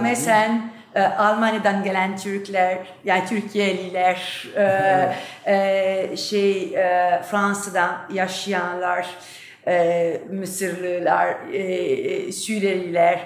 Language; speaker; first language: Turkish; non-native, fluent; Italian